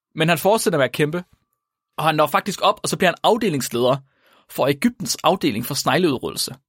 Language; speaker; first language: Danish; native; Danish